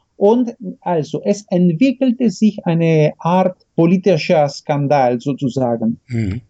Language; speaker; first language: German; non-native, fluent; Spanish